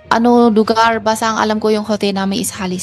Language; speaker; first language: Filipino; non-native, learner; Chinese